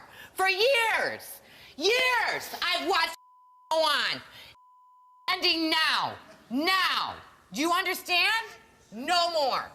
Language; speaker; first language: English; native; English